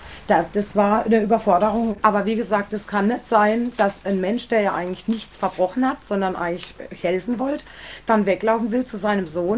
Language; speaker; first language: German; native; German